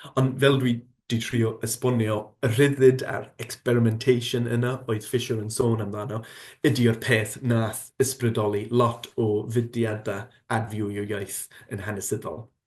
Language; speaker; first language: Welsh; non-native, fluent; English